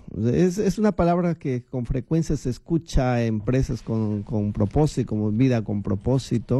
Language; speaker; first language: Spanish; native; Spanish